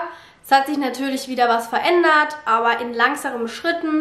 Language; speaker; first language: German; native; German